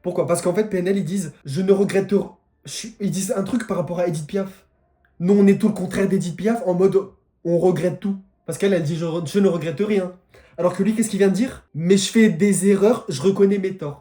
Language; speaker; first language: French; native; French